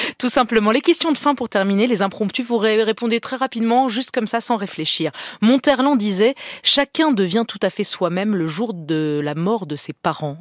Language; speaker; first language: French; native; French